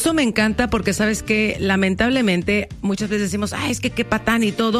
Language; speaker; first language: Spanish; native; Spanish